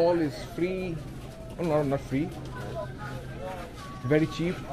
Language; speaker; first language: English; non-native, local second language; Hindi